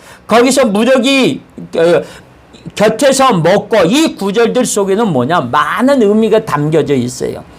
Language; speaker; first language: Korean; native; Korean